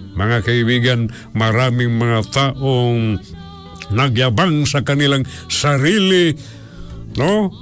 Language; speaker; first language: Filipino; non-native, local second language; Cebuano